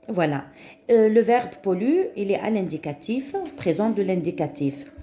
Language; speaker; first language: French; non-native, local second language; Arabic